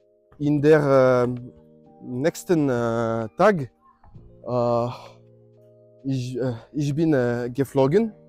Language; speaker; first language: German; non-native, learner; French